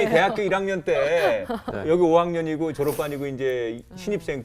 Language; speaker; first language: Korean; native; Korean